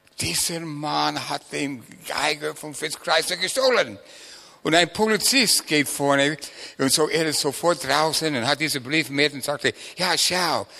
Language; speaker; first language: German; non-native, fluent; English